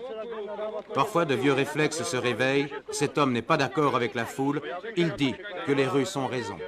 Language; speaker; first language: French; native; French